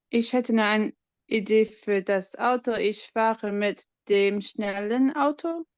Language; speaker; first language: German; non-native, learner; English